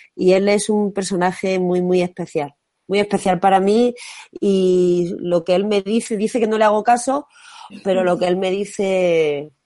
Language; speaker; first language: Spanish; native; Spanish